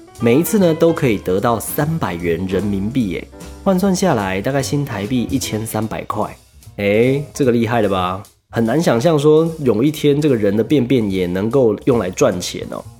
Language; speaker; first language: Chinese; native; Chinese